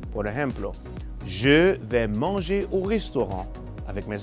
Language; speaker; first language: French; non-native, fluent; Spanish